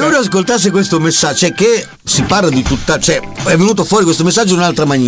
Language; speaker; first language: Italian; native; Italian